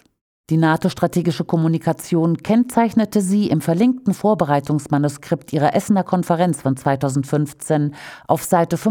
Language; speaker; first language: German; native; German